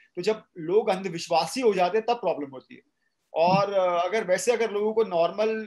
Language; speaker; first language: Hindi; native; Hindi